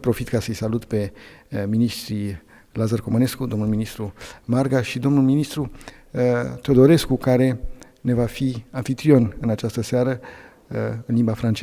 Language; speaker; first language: Romanian; native; Romanian